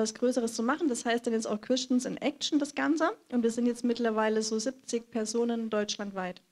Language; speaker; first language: German; native; German